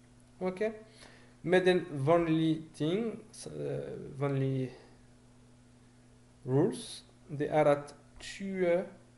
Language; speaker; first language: Norwegian; non-native, fluent; French